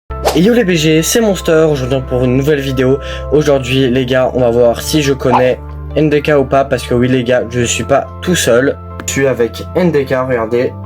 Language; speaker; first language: French; native; French